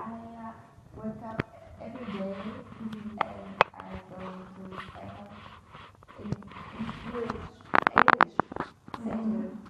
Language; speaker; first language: English; non-native, learner; Vietnamese